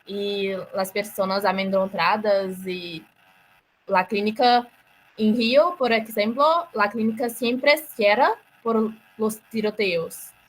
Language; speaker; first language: Spanish; non-native, learner; Portuguese